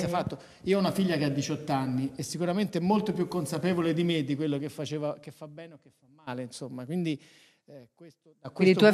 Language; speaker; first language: Italian; native; Italian